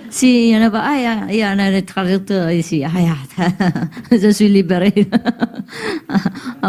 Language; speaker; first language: French; non-native, learner; Vietnamese